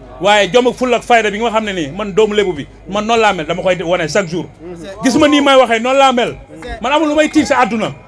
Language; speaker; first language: Wolof; native; Wolof